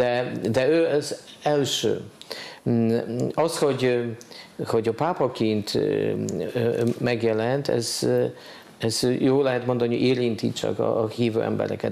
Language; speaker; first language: Hungarian; non-native, fluent; Polish